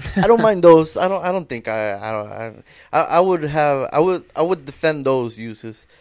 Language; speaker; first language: English; non-native, fluent; Spanish